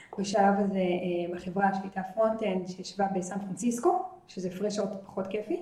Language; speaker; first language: Hebrew; native; Hebrew